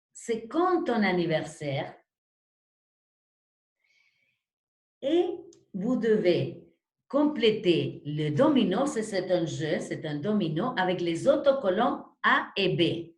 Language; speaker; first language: French; non-native, fluent; Spanish